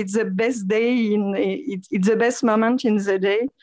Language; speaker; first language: English; non-native, learner; French